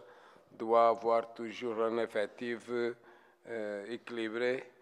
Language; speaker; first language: French; non-native, fluent; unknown